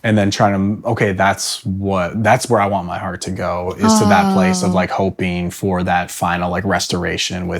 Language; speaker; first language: English; native; English